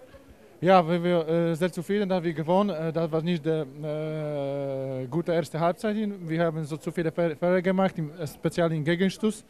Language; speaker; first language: German; non-native, learner; Polish